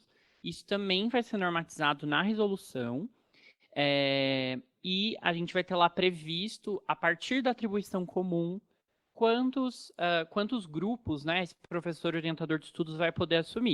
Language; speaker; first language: Portuguese; native; Portuguese